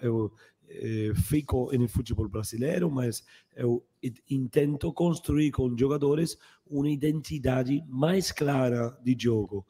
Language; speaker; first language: Portuguese; non-native, learner; Spanish